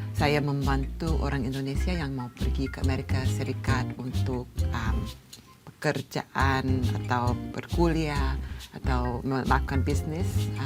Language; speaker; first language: Indonesian; non-native, learner; English